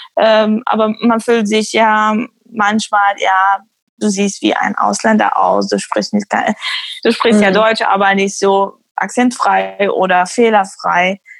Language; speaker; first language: German; non-native, fluent; Arabic